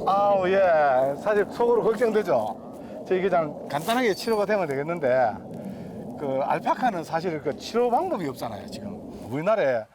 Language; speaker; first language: Korean; native; Korean